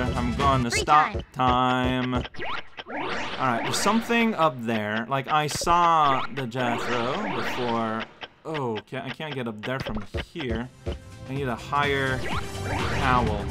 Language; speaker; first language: English; native; English